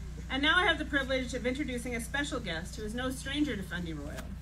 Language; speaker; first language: English; native; English